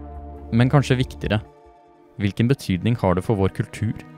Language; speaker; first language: Norwegian; native; Norwegian